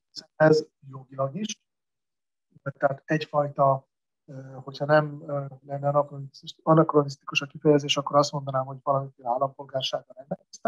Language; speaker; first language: Hungarian; native; Hungarian